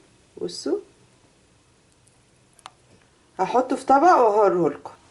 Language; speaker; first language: Arabic; native; Arabic